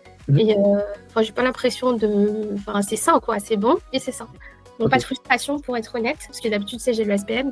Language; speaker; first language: French; native; French